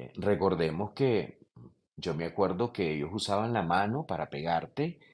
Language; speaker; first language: Spanish; native; Spanish